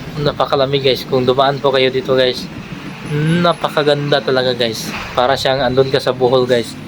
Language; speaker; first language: Filipino; non-native, local second language; Hiligaynon